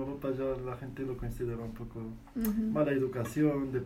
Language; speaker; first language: Spanish; non-native, fluent; Arabic